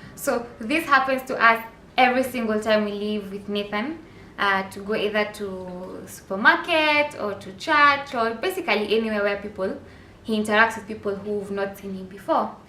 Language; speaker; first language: English; non-native, local second language; Swahili